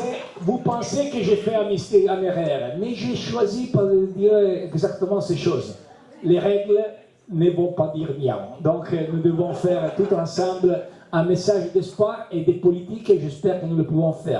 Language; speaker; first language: French; non-native, learner; Italian